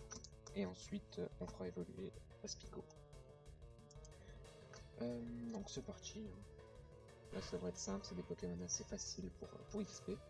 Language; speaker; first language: French; native; French